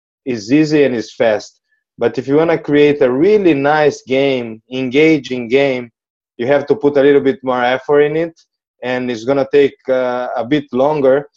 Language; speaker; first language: English; non-native, fluent; Portuguese